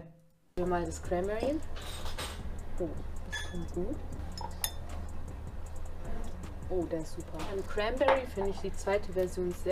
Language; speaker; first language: German; native; German